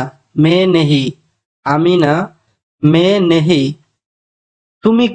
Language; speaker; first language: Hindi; non-native, fluent; Bangla